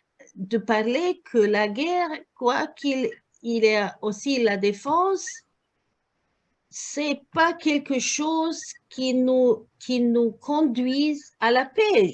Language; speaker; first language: French; non-native, learner; Croatian